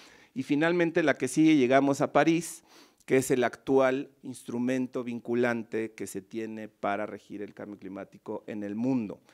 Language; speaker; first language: Spanish; native; Spanish